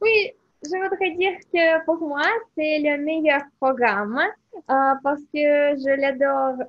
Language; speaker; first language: French; non-native, learner; Russian